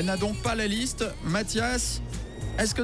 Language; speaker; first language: French; native; French